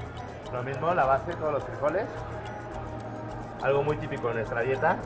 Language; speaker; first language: Spanish; native; Spanish